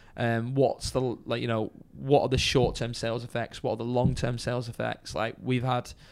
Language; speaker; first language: English; native; English